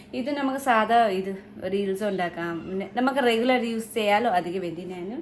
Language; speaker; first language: Malayalam; native; Malayalam